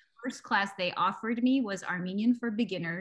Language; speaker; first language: English; early bilingual, other home language; Armenian